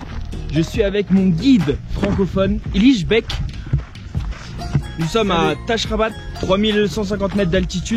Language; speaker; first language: French; native; French